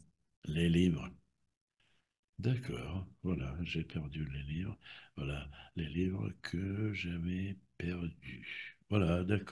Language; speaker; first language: French; non-native, fluent; Russian